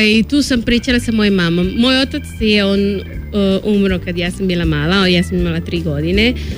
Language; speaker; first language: Serbian; non-native, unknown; Spanish